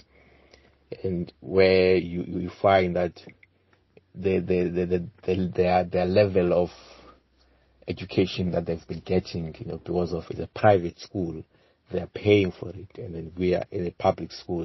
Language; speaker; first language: English; non-native, local second language; Xhosa